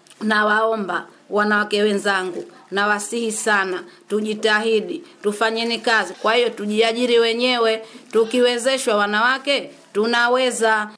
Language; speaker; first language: Swahili; native; Swahili